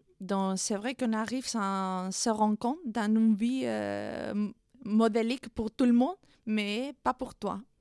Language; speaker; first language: French; non-native, fluent; Spanish